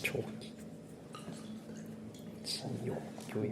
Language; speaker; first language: Japanese; native; Japanese